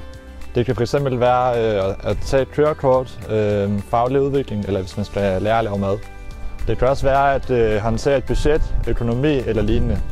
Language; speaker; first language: Danish; native; Danish